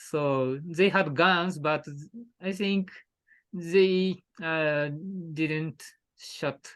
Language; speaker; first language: English; non-native, learner; Japanese